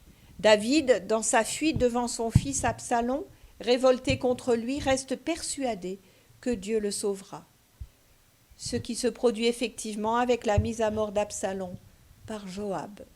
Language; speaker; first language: French; native; French